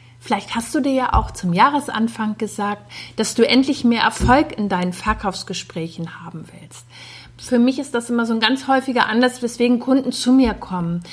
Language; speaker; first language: German; native; German